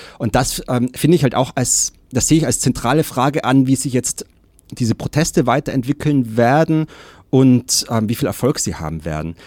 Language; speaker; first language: German; native; German